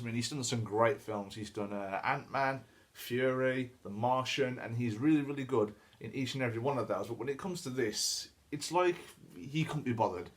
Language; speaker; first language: English; native; English